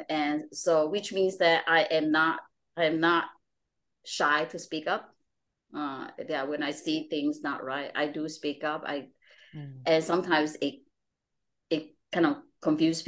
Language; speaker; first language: English; non-native, local second language; Chinese